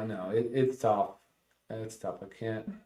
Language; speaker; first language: English; native; English